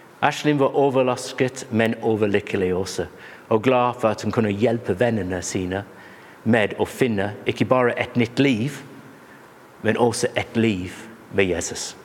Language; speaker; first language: Norwegian; non-native, fluent; English